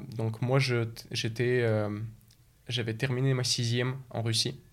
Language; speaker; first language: French; early bilingual, other home language; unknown